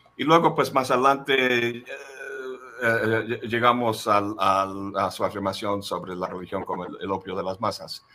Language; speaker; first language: Spanish; non-native, fluent; English